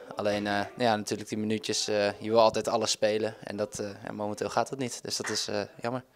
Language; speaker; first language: Dutch; native; Dutch